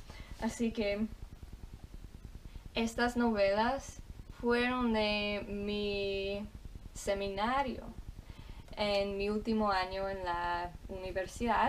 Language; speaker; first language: Spanish; non-native, fluent; English